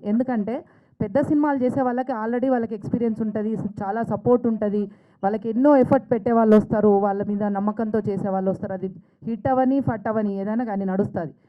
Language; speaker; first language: Telugu; native; Telugu